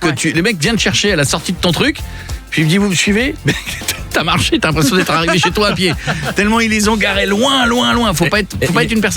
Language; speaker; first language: French; native; French